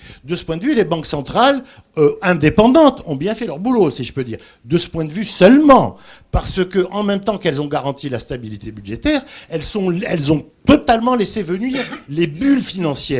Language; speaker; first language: French; native; French